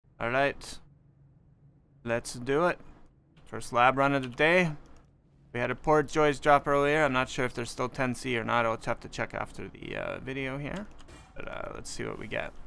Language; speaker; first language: English; native; English